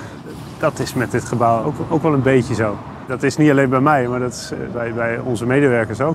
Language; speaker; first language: Dutch; native; Dutch